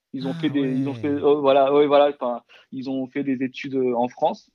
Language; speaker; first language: French; early bilingual, other home language; Korean